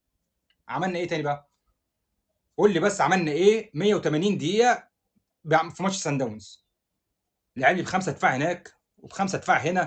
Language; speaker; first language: Arabic; native; Arabic